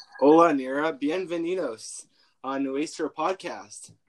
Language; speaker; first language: Spanish; non-native, learner; English